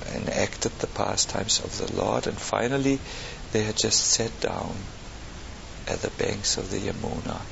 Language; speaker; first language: English; non-native, fluent; German